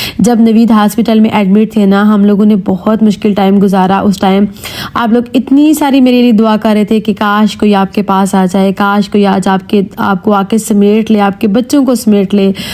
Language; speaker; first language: Urdu; native; Urdu